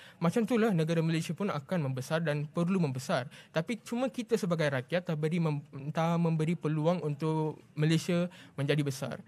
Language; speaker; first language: Malay; non-native, local second language; Tamil